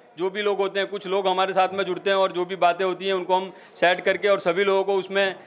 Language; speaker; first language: Hindi; native; Hindi